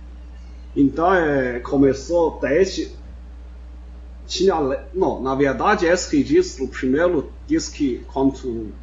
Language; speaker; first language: Portuguese; non-native, fluent; Chinese